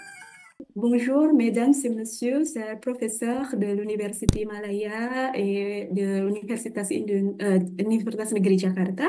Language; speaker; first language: French; non-native, fluent; Indonesian